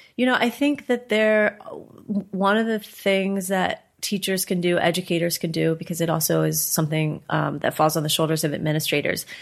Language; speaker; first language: English; native; English